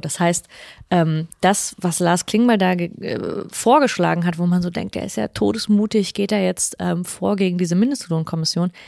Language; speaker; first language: German; native; German